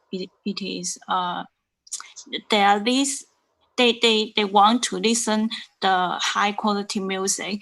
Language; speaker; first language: English; non-native, learner; Chinese